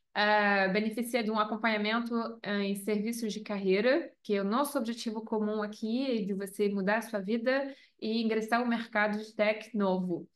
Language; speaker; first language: Portuguese; non-native, fluent; French